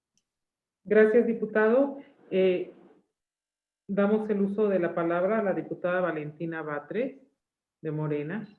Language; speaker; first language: Spanish; native; Spanish